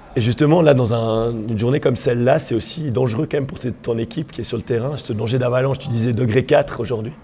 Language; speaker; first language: French; native; French